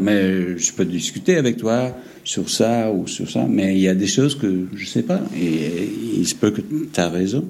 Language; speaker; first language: French; non-native, fluent; English